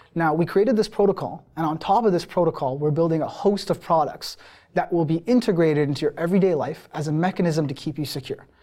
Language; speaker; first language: English; early bilingual, other home language; Persian